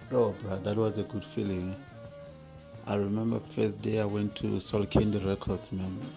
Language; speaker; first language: English; non-native, local second language; Northern Sotho